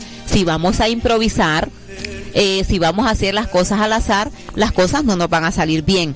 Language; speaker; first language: Spanish; native; Spanish